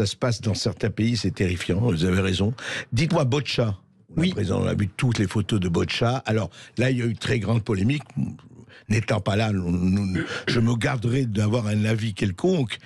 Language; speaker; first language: French; native; French